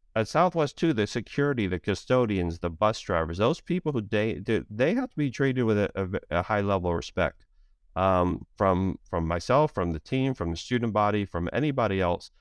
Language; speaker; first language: English; native; English